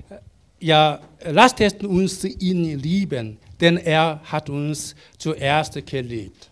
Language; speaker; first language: German; non-native, learner; Korean